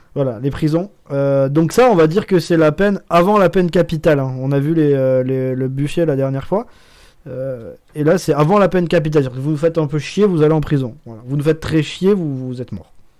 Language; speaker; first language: French; native; French